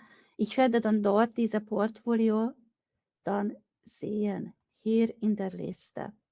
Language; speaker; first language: German; non-native, fluent; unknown